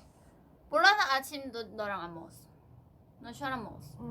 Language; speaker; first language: Korean; non-native, fluent; Thai